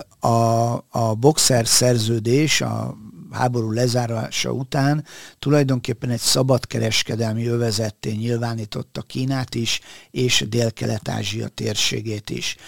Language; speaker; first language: Hungarian; native; Hungarian